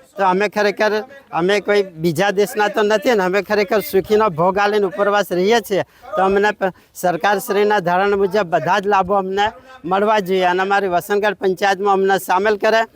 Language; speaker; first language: Gujarati; native; Gujarati